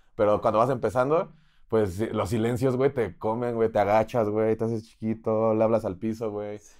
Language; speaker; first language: Spanish; native; Spanish